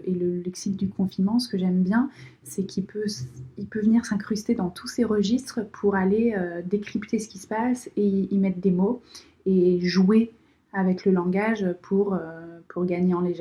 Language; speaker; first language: French; native; French